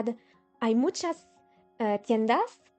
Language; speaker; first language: Spanish; non-native, learner; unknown